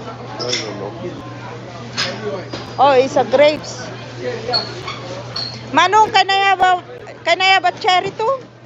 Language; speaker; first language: English; non-native, local second language; Filipino